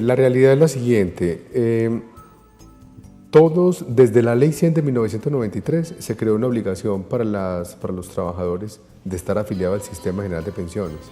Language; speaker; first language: Spanish; native; Spanish